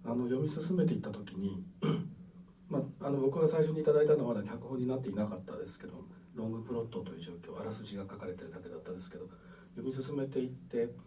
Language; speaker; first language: Japanese; native; Japanese